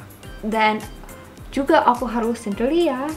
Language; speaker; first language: Indonesian; non-native, learner; English